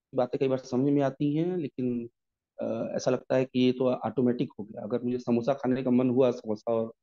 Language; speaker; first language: Hindi; native; Hindi